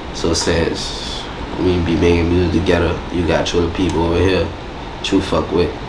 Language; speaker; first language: English; native; English